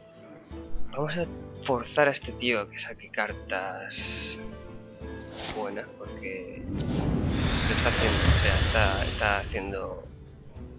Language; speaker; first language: Spanish; native; Spanish